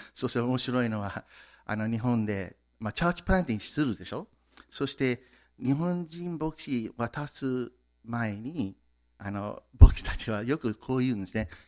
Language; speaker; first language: Japanese; non-native, fluent; English